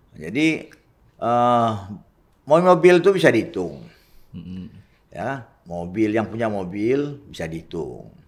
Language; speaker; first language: Indonesian; non-native, local second language; Achinese